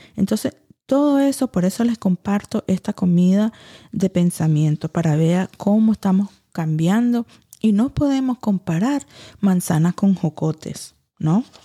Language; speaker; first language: Spanish; early bilingual, heritage; Spanish